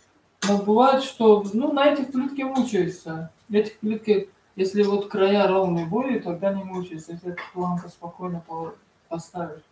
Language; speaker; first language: Russian; non-native, fluent; Tajik